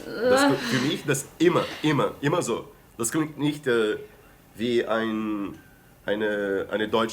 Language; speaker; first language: German; non-native, fluent; Portuguese